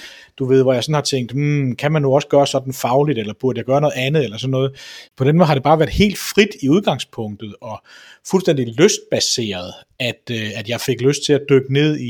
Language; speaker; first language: Danish; native; Danish